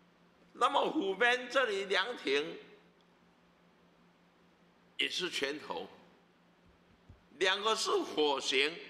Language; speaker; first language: Chinese; native; Chinese